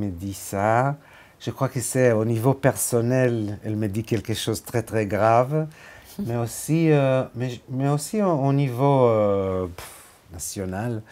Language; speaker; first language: French; non-native, fluent; Hebrew